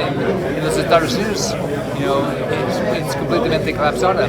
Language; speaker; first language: Spanish; non-native, learner; English